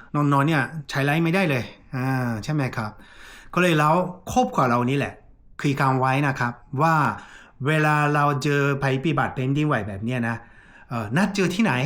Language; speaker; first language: Thai; non-native, fluent; Japanese